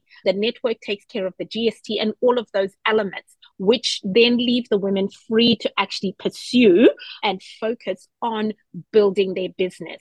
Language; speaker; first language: English; non-native, local second language; Shona